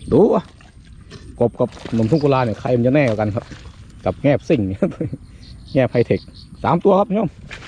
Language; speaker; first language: Thai; native; Thai